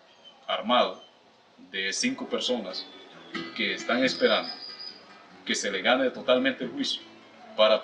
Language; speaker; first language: Spanish; native; Spanish